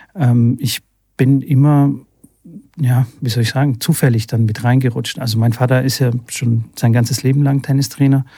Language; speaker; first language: German; early bilingual, other home language; Bulgarian